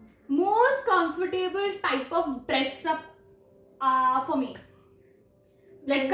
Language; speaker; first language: English; non-native, local second language; Hindi